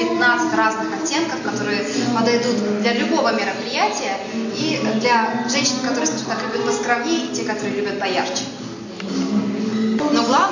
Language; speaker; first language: Russian; native; Russian